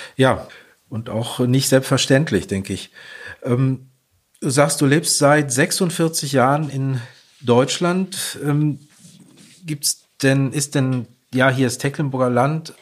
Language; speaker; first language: German; native; German